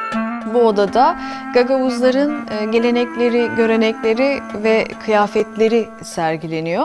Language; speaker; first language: Turkish; native; Turkish